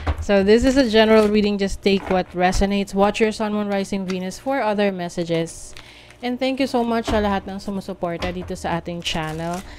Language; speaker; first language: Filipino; native; Filipino